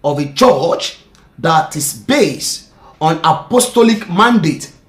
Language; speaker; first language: English; non-native, local second language; Yoruba